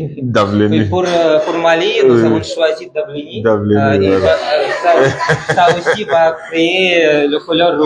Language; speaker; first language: French; non-native, fluent; Russian